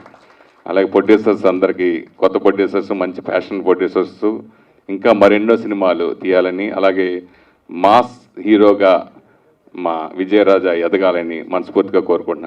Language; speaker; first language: Telugu; native; Telugu